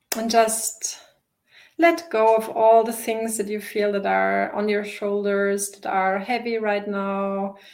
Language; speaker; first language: English; non-native, fluent; German